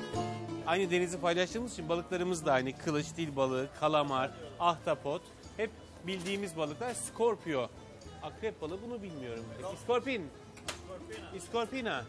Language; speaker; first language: Turkish; native; Turkish